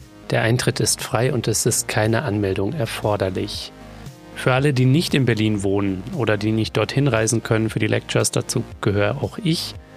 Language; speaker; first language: German; native; German